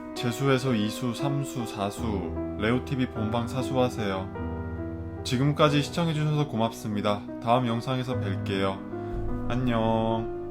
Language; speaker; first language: Korean; non-native, fluent; Finnish